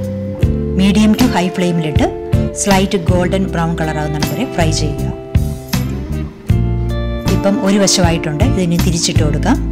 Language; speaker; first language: Malayalam; native; Malayalam